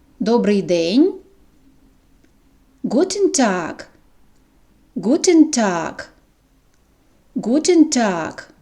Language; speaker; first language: German; non-native, fluent; Ukrainian